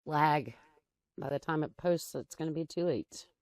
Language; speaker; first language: English; native; English